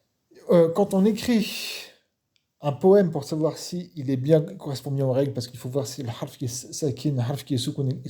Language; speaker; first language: French; non-native, fluent; Arabic